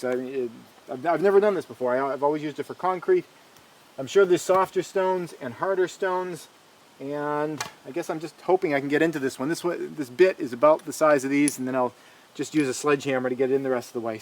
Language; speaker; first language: English; native; English